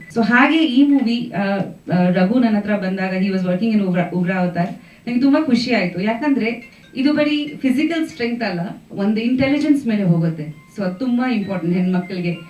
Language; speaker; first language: Kannada; non-native, fluent; Bangla